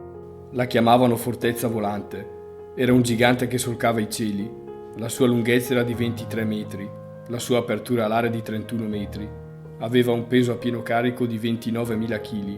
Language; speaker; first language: Italian; native; Italian